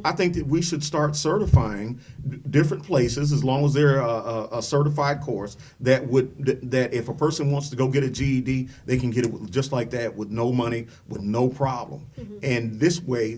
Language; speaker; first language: English; native; English